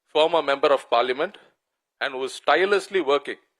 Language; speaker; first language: English; non-native, local second language; Tamil